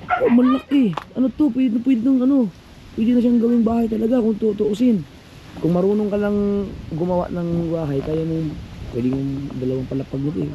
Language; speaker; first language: Filipino; non-native, local second language; Cebuano